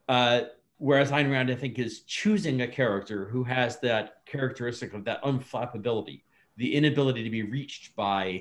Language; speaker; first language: English; native; English